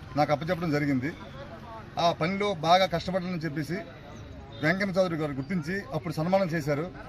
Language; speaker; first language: Telugu; native; Telugu